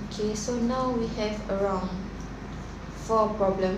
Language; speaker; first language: English; non-native, local second language; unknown